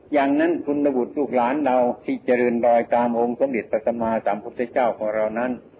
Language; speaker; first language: Thai; non-native, local second language; Northeastern Thai